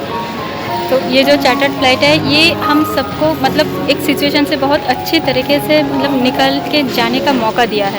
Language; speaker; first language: Hindi; non-native, local second language; Bangla